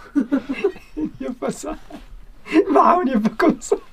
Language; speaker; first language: French; non-native, learner; Arabic